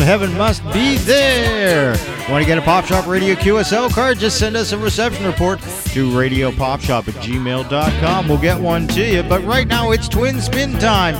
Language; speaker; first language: English; native; English